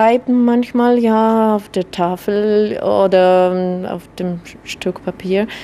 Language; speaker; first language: German; non-native, fluent; Russian